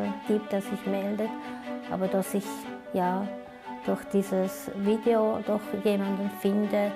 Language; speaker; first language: German; early bilingual, other home language; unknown